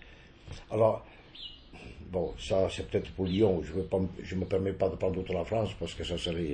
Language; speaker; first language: French; non-native, fluent; Italian